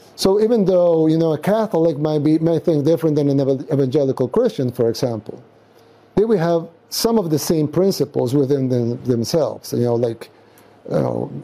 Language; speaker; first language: English; non-native, fluent; Spanish